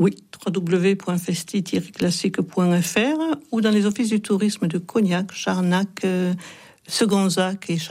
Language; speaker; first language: French; native; French